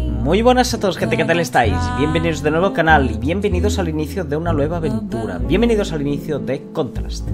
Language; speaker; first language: Spanish; native; Spanish